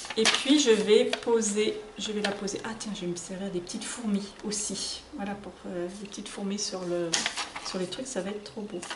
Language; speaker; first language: French; native; French